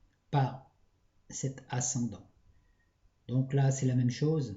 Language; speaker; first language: French; native; French